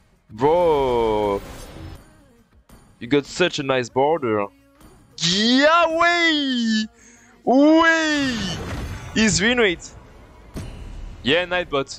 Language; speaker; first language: English; non-native, fluent; French